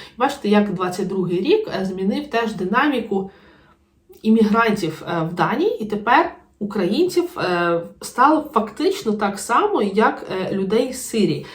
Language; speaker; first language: Ukrainian; native; Ukrainian